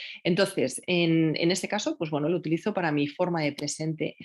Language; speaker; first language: Spanish; native; Spanish